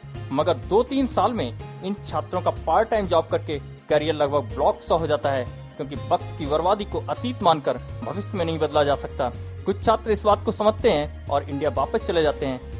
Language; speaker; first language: Hindi; native; Hindi